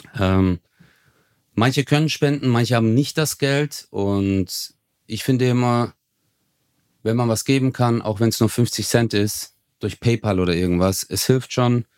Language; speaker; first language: German; early bilingual, other home language; Turkish